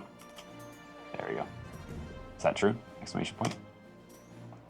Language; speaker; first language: English; native; English